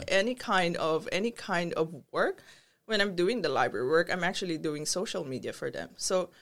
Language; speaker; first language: English; non-native, local second language; Filipino